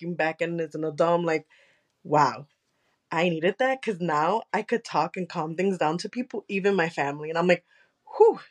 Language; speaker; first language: English; early bilingual, other home language; Spanish